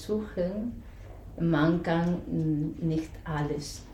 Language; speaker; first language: German; non-native, fluent; Spanish